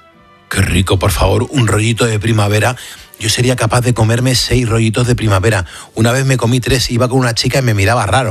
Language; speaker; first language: Spanish; native; Spanish